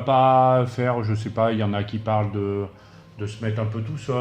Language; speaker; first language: French; native; French